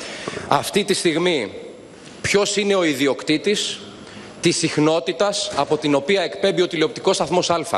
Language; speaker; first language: Greek; native; Greek